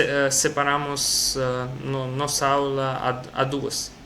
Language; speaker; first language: Portuguese; non-native, learner; Russian